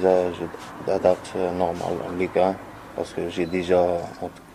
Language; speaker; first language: French; non-native, learner; Arabic